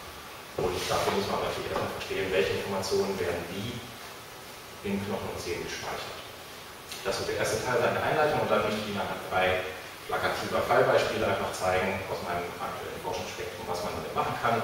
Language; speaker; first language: German; native; German